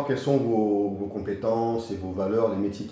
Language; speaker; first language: French; native; French